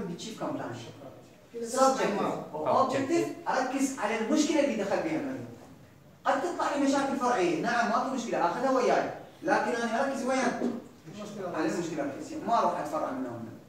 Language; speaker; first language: Arabic; native; Arabic